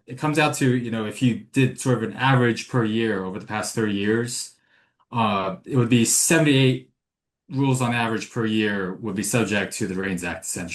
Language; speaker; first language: English; native; English